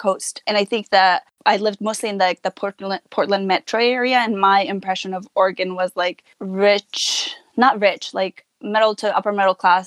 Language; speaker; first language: English; non-native, fluent; Hazaragi